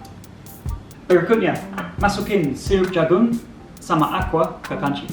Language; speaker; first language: Indonesian; non-native, learner; English